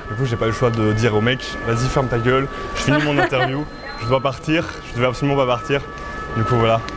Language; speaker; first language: French; native; French